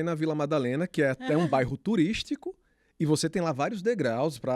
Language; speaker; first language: Portuguese; native; Portuguese